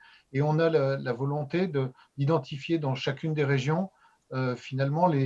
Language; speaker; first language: French; native; French